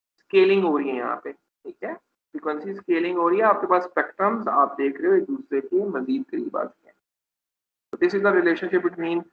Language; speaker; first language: Urdu; non-native, local second language; Punjabi